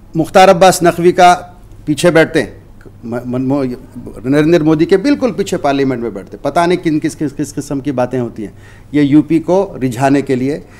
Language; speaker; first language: Urdu; native; Urdu